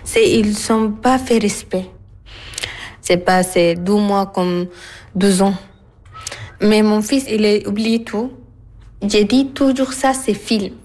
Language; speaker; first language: French; non-native, learner; Arabic